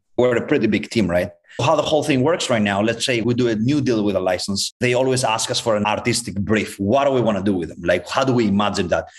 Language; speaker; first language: English; non-native, fluent; Greek